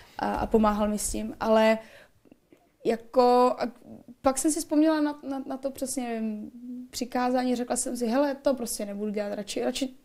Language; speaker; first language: Czech; non-native, local second language; Polish